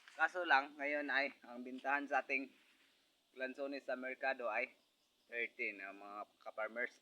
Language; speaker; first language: Filipino; non-native, local second language; Cebuano